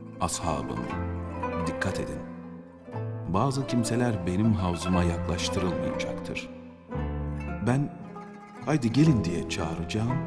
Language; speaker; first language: Turkish; native; Turkish